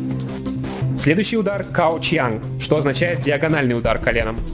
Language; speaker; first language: Russian; native; Russian